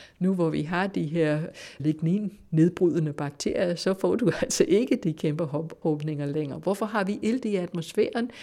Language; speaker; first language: Danish; non-native, fluent; English